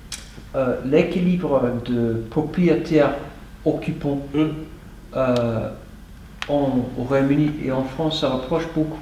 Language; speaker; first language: French; non-native, fluent; English